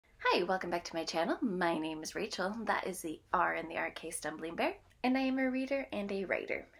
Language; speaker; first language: English; native; English